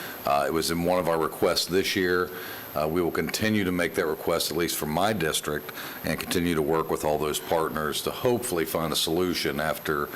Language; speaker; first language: English; native; English